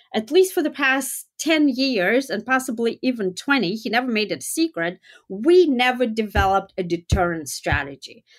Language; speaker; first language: English; non-native, fluent; Russian